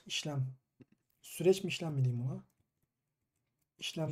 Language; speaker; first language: Turkish; native; Turkish